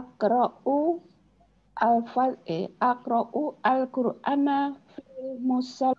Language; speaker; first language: Arabic; non-native, learner; Indonesian